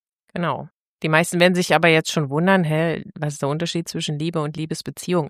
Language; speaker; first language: German; native; German